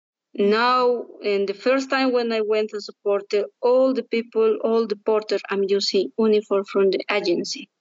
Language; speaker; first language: English; non-native, learner; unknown